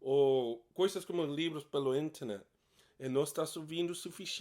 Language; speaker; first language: Portuguese; non-native, learner; English